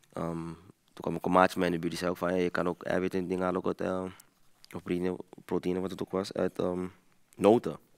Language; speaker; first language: Dutch; early bilingual, other home language; Papiamento